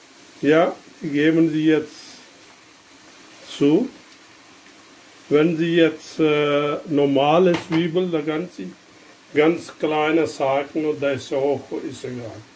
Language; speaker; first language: German; non-native, learner; Urdu